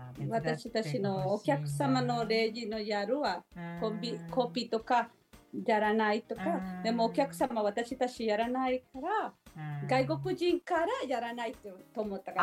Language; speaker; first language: Japanese; non-native, learner; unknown